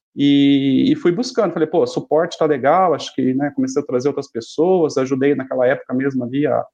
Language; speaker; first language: Portuguese; native; Portuguese